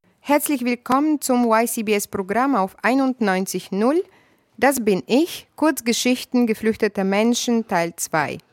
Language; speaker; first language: German; native; German